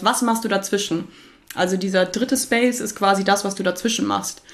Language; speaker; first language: German; native; German